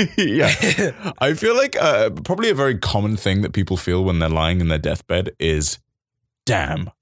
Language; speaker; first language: English; native; English